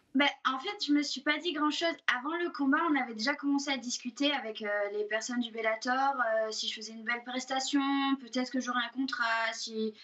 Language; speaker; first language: French; native; French